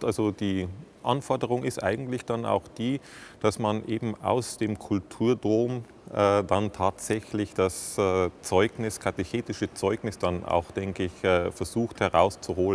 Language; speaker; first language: German; native; German